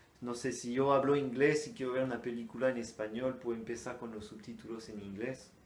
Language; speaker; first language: Spanish; non-native, fluent; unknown